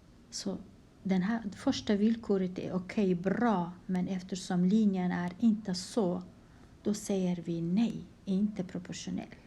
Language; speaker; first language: Swedish; non-native, fluent; Kurdish